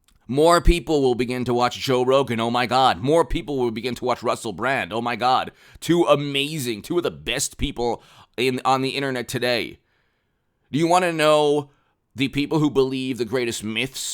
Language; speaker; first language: English; native; English